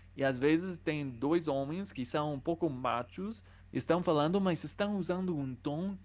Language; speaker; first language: Portuguese; non-native, fluent; English